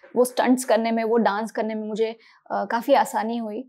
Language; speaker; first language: Hindi; non-native, local second language; Marathi